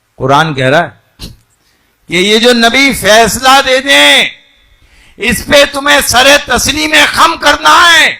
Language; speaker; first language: Urdu; non-native, local second language; Sindhi